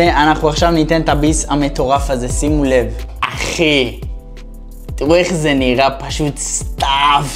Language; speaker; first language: Hebrew; native; Hebrew